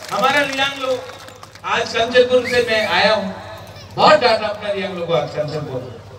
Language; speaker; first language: Hindi; non-native, local second language; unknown